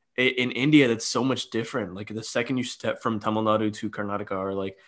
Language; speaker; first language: English; early bilingual, other home language; Hindi